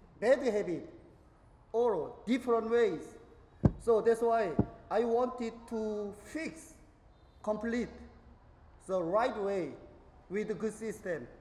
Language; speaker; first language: English; non-native, learner; Korean